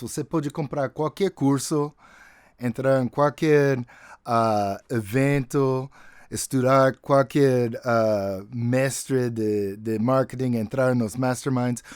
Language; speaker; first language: Portuguese; non-native, fluent; English